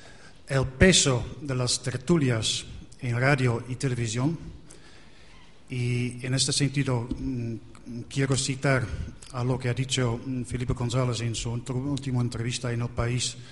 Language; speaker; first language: Spanish; non-native, fluent; Dutch